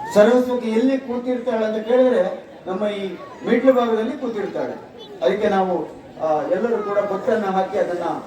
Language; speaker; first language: Kannada; native; Kannada